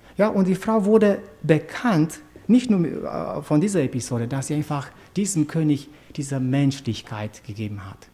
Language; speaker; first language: German; non-native, fluent; Romanian